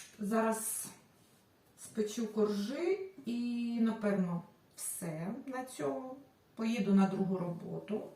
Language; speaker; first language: Ukrainian; non-native, local second language; Russian